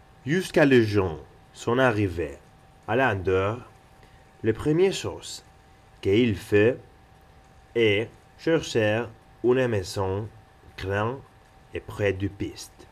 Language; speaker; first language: French; non-native, learner; Spanish